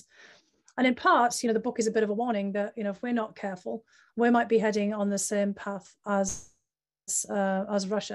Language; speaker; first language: English; native; English